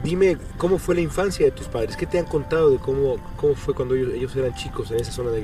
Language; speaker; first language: Spanish; native; Spanish